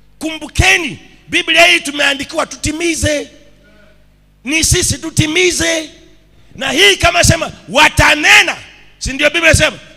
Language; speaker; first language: Swahili; non-native, local second language; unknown